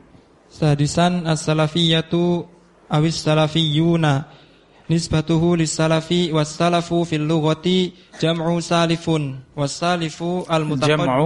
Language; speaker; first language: Arabic; non-native, learner; Indonesian